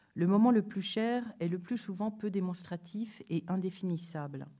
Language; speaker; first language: French; native; French